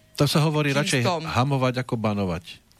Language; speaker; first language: Slovak; native; Slovak